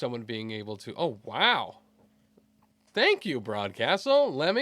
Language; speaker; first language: English; native; English